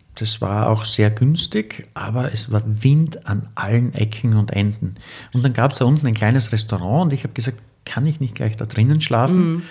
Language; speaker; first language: German; native; German